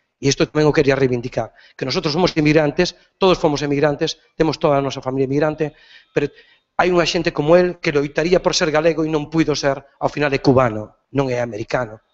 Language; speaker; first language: Galician; native; Galician